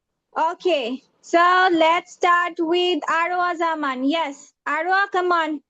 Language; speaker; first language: English; non-native, fluent; Bangla